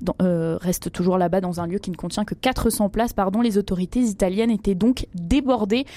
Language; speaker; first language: French; native; French